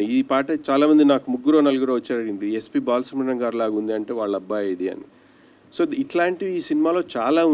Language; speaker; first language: Telugu; native; Telugu